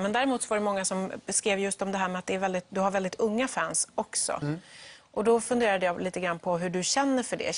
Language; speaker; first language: Swedish; native; Swedish